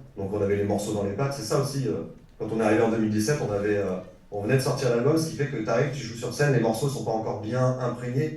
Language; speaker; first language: French; native; French